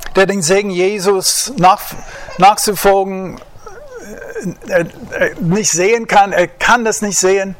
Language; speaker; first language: German; non-native, fluent; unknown